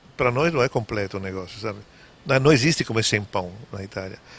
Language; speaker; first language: Portuguese; non-native, fluent; Italian